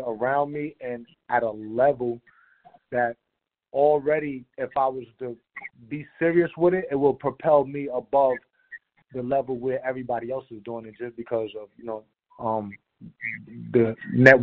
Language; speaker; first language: English; native; English